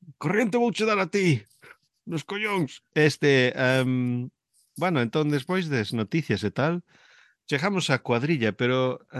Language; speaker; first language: Galician; early bilingual, heritage; Galician